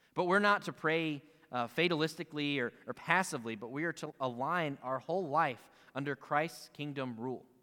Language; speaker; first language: English; native; English